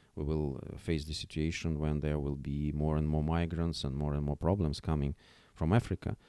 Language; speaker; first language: English; non-native, fluent; Russian